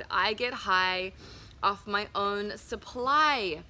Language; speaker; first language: English; native; English